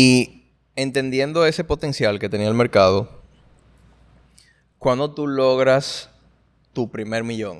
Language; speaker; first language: Spanish; native; Spanish